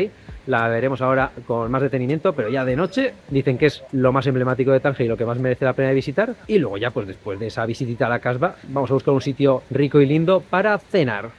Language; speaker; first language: Spanish; native; Spanish